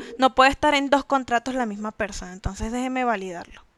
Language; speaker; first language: Spanish; native; Spanish